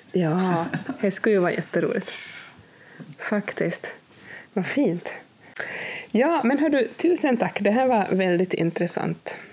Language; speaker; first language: Swedish; native; Swedish